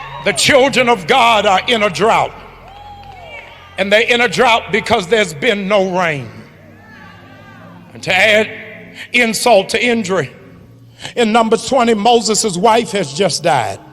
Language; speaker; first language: English; native; English